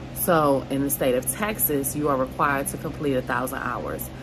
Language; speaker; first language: English; native; English